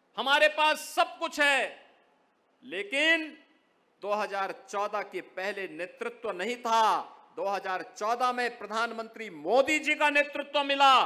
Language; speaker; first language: Hindi; native; Hindi